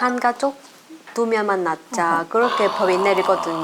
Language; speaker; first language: Korean; non-native, learner; Vietnamese